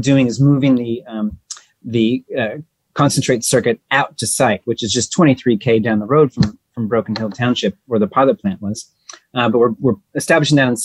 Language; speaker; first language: English; native; English